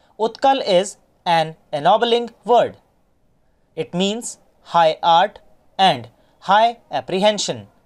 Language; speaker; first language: English; non-native, local second language; Hindi